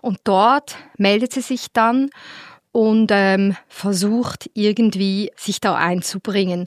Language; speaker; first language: German; native; German